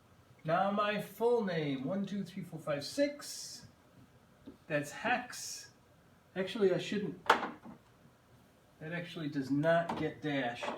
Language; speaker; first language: English; native; English